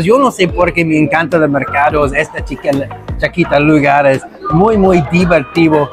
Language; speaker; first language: Spanish; non-native, learner; English